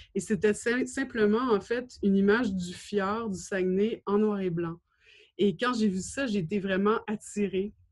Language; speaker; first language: French; native; French